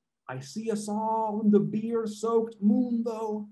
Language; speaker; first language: English; non-native, local second language; Spanish